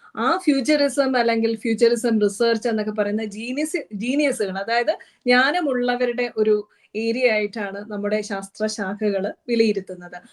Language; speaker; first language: Malayalam; native; Malayalam